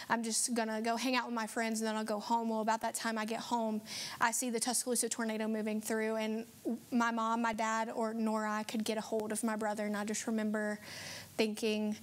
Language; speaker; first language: English; native; English